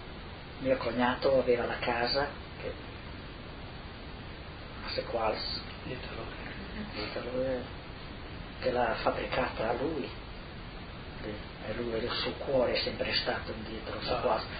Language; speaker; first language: Italian; non-native, local second language; Friulian